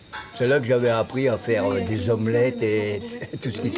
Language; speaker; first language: French; native; French